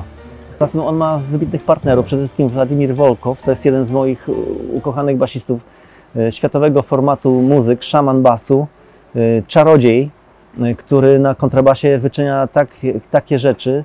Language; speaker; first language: Polish; native; Polish